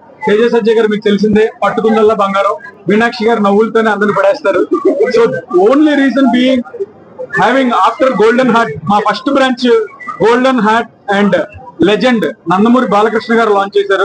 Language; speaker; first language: Telugu; native; Telugu